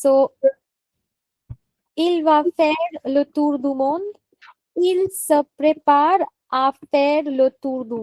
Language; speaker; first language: French; non-native, fluent; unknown